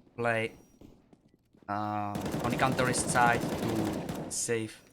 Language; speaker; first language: English; non-native, fluent; Czech